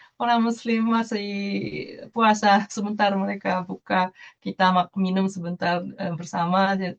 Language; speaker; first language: Indonesian; non-native, fluent; Japanese